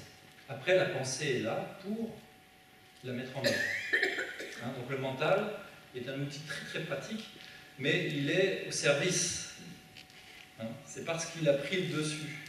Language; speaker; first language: French; native; French